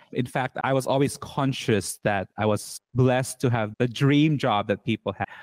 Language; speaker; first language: English; non-native, local second language; Cebuano